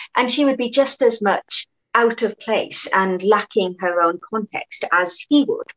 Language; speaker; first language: English; native; English